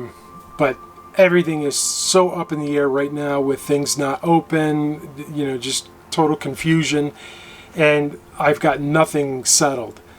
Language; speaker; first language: English; native; English